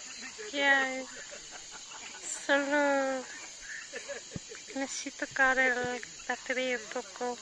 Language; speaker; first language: Spanish; non-native, learner; English